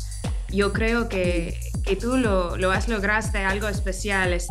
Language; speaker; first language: Spanish; non-native, fluent; English